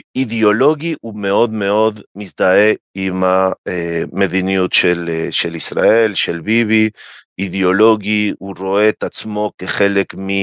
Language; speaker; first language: Hebrew; non-native, fluent; Spanish